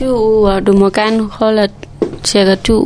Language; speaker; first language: Danish; non-native, learner; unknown